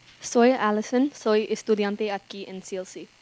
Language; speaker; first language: Spanish; non-native, learner; English